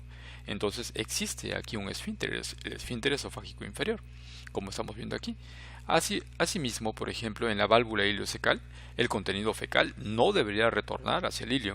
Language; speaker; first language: Spanish; native; Spanish